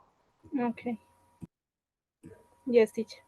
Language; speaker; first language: English; non-native, learner; Spanish